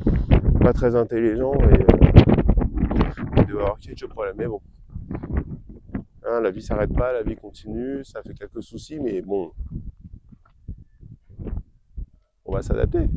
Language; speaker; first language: French; native; French